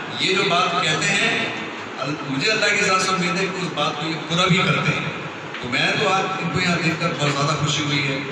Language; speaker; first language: Urdu; non-native, local second language; Sindhi